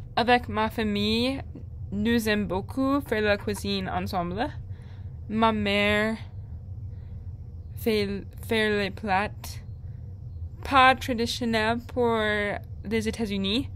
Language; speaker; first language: French; non-native, learner; English